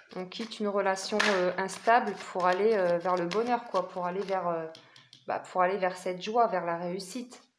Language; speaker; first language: French; native; French